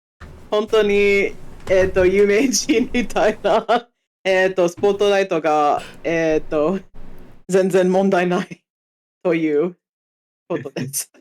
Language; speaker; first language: Japanese; non-native, fluent; English